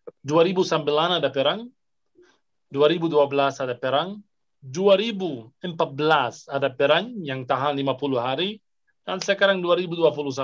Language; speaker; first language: Indonesian; non-native, fluent; Arabic